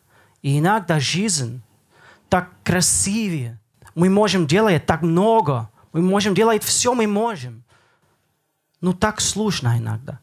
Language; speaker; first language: Russian; non-native, learner; Dutch